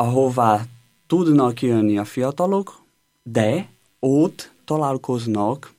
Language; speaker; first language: Hungarian; non-native, learner; Portuguese